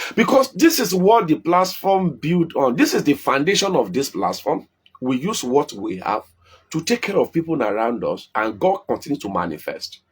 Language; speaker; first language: English; non-native, local second language; Yoruba